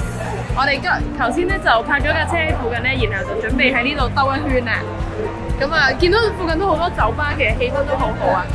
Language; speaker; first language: Chinese; native; Chinese